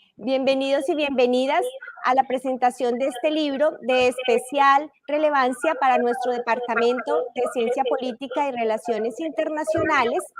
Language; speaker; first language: Spanish; native; Spanish